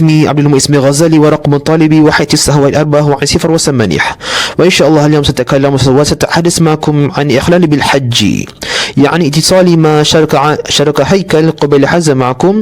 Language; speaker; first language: Arabic; non-native, learner; Malay